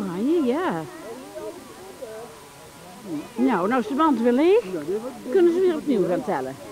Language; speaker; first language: Dutch; native; Dutch